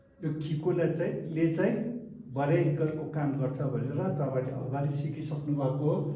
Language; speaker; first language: Nepali; non-native, local second language; Tibetan